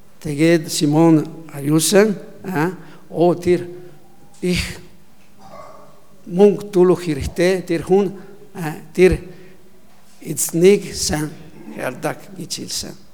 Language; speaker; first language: Mongolian; non-native, learner; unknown